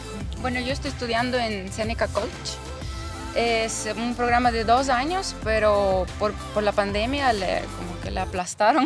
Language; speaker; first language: Spanish; non-native, fluent; Ukrainian